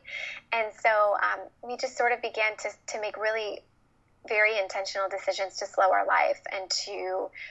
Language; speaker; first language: English; native; English